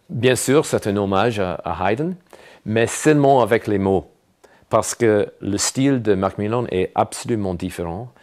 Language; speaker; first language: French; non-native, fluent; English